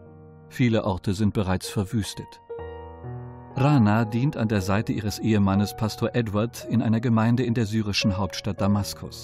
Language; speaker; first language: German; native; German